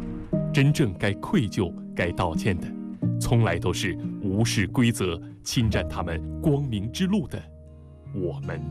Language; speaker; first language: Chinese; native; Chinese